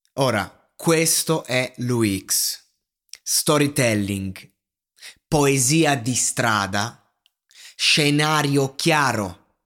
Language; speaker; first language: Italian; native; Italian